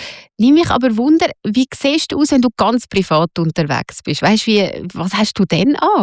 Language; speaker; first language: German; native; German